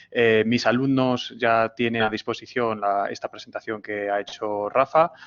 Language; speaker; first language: Spanish; native; Spanish